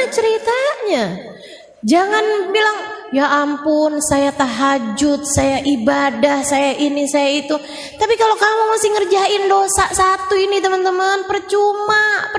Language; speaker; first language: Indonesian; native; Indonesian